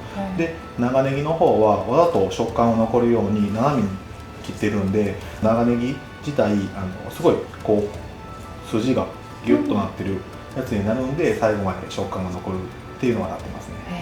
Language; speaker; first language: Japanese; native; Japanese